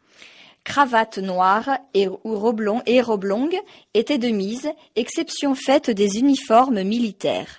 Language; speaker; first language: French; native; French